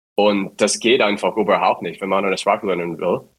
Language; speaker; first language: German; non-native, fluent; English